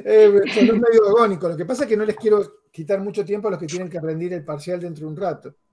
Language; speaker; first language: Spanish; native; Spanish